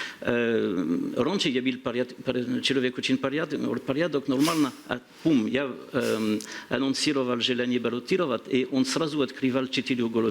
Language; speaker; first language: Russian; non-native, learner; French